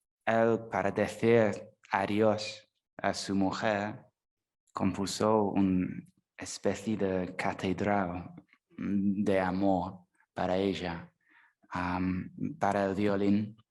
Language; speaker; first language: Spanish; non-native, fluent; English